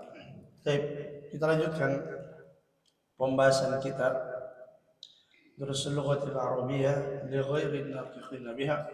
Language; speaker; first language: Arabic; non-native, fluent; Indonesian